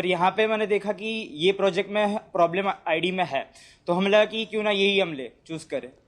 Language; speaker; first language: Hindi; non-native, local second language; Gujarati